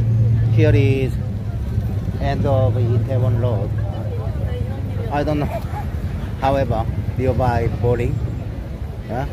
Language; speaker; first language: English; non-native, learner; Korean